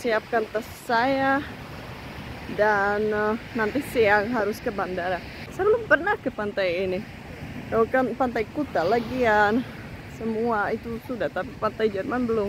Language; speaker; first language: Indonesian; non-native, fluent; Czech